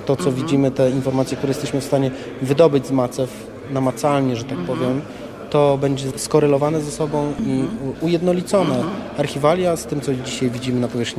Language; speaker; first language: Polish; native; Polish